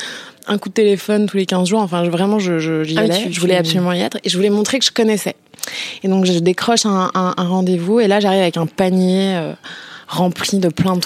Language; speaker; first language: French; native; French